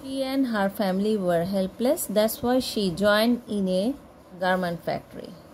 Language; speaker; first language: English; non-native, local second language; Bangla